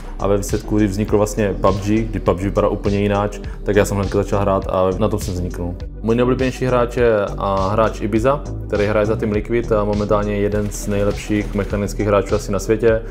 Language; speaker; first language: Czech; native; Czech